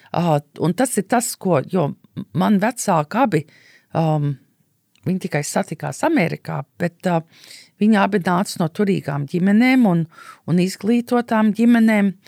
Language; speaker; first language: Latvian; early bilingual, heritage; Latvian